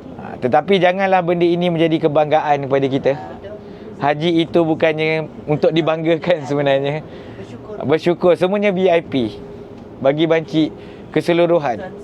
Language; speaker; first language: Malay; native; Malay